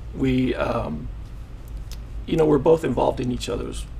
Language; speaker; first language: English; native; English